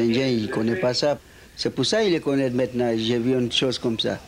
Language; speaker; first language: French; non-native, local second language; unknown